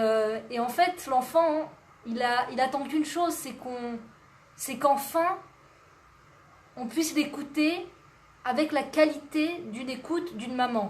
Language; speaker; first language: French; native; French